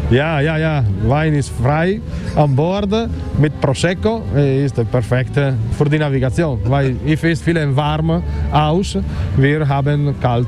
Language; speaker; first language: German; non-native, learner; Italian